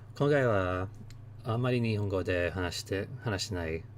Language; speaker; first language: Japanese; non-native, learner; English